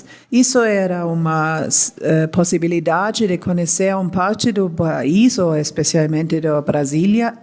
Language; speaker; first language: Portuguese; non-native, learner; German